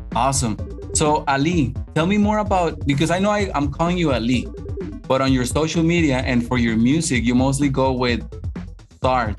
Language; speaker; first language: English; non-native, fluent; Spanish